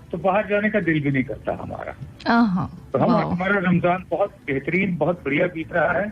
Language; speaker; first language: Hindi; native; Hindi